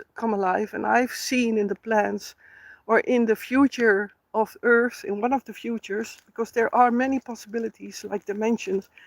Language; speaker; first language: English; non-native, fluent; Dutch